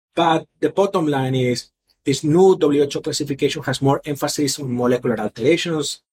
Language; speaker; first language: English; non-native, fluent; Spanish